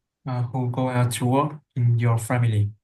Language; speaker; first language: English; non-native, learner; Vietnamese